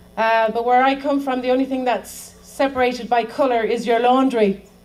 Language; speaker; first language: English; native; English